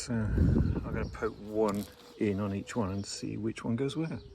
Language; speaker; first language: English; native; English